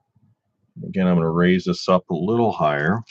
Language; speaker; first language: English; native; English